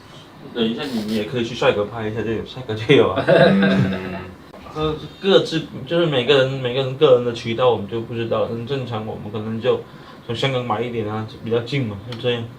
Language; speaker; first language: Chinese; native; Chinese